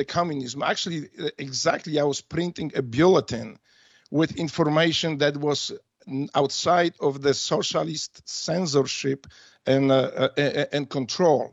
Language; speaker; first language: English; non-native, fluent; Polish